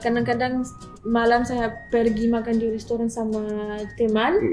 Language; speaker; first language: Indonesian; non-native, learner; French